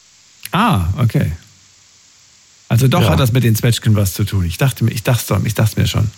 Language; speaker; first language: German; native; German